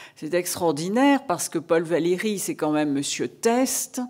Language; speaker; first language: French; native; French